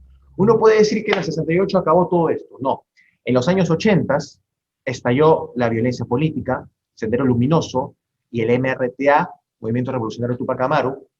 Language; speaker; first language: Spanish; native; Spanish